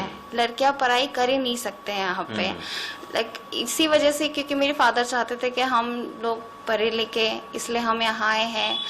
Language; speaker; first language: Hindi; early bilingual, other home language; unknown